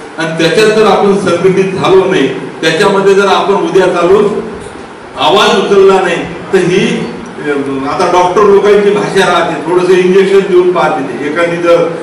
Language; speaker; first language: Marathi; non-native, local second language; Lambadi